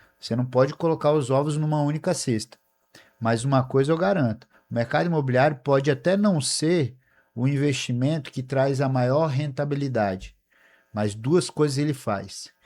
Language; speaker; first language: Portuguese; native; Portuguese